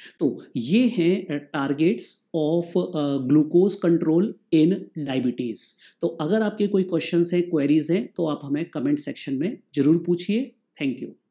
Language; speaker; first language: Hindi; native; Hindi